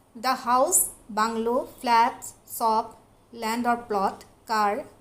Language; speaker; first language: English; non-native, local second language; Assamese